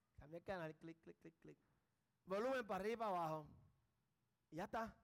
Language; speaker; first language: Spanish; early bilingual, heritage; Spanish